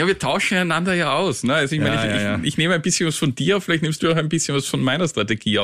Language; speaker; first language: German; native; German